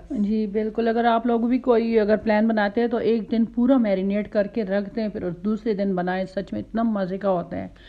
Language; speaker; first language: Urdu; native; Urdu